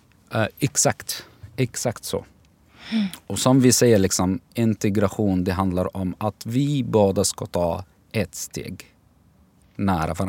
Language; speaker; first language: Swedish; non-native, fluent; Arabic